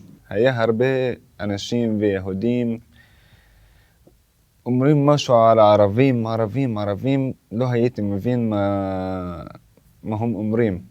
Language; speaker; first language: Hebrew; non-native, local second language; Arabic